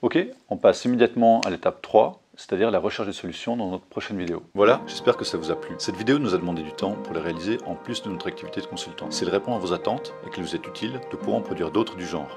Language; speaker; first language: French; native; French